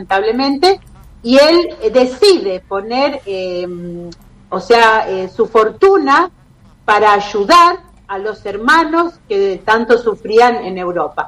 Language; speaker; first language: Spanish; native; Spanish